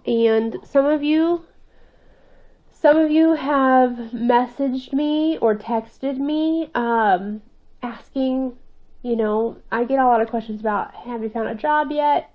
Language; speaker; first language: English; native; English